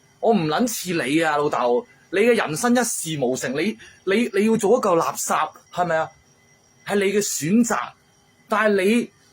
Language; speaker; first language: Cantonese; native; Cantonese